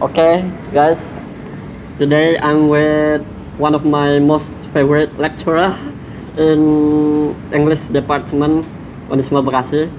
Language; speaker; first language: English; non-native, learner; Indonesian